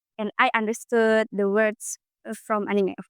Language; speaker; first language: English; non-native, learner; Indonesian